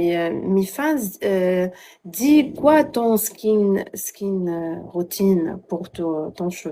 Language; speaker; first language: French; non-native, learner; Arabic